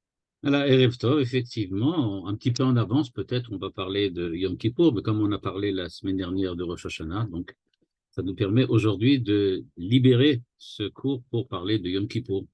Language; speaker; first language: French; native; French